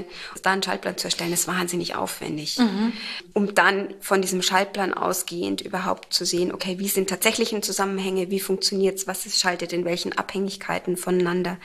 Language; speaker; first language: German; native; German